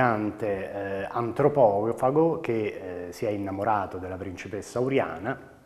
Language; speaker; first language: Italian; native; Italian